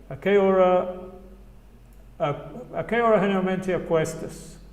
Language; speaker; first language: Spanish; non-native, fluent; English